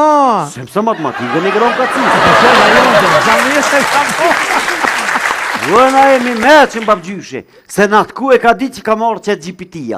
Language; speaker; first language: Albanian; native; Albanian